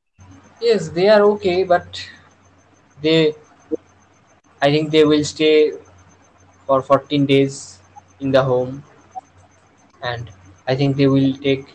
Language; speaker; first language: English; non-native, local second language; Bangla